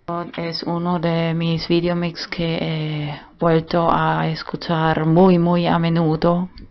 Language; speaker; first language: Spanish; non-native, fluent; German